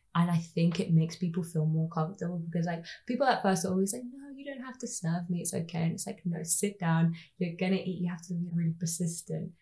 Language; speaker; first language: English; native; English